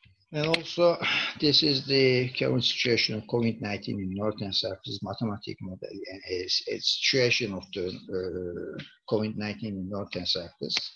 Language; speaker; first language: English; non-native, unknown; Turkish